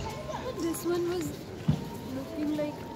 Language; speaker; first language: English; non-native, local second language; Hindi